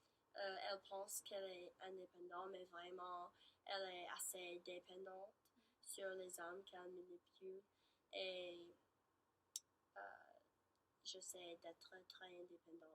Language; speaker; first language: French; non-native, learner; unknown